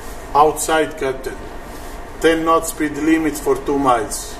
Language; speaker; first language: English; non-native, fluent; Italian